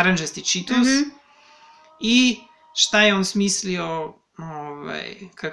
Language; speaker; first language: Serbian; native; Serbian